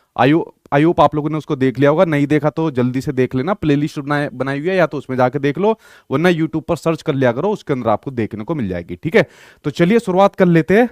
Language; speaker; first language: Hindi; native; Hindi